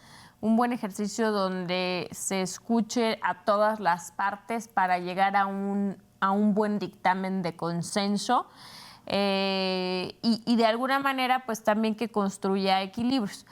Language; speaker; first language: Spanish; native; Spanish